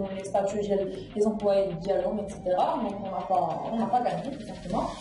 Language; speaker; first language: French; non-native, local second language; Arabic